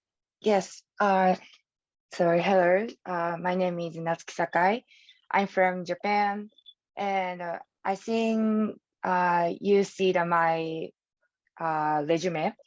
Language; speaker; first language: English; non-native, learner; Japanese